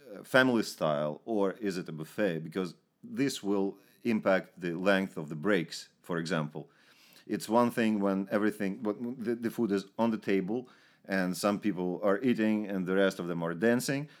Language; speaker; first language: English; non-native, fluent; Russian